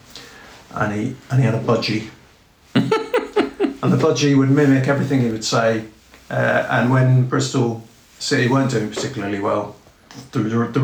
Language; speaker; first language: English; native; English